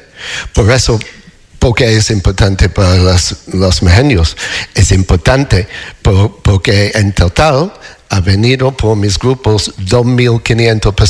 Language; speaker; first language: Spanish; non-native, learner; English